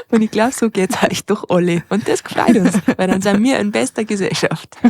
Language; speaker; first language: German; native; German